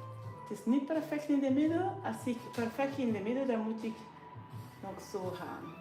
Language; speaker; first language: Dutch; non-native, fluent; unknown